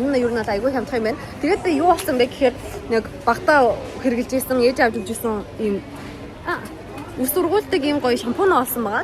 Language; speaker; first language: Mongolian; native; Mongolian